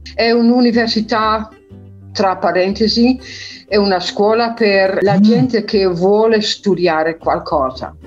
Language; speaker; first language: Italian; non-native, fluent; Dutch